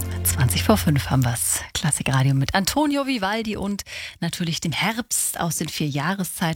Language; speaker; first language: German; native; German